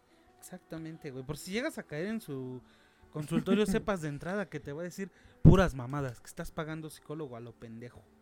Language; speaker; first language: Spanish; native; Spanish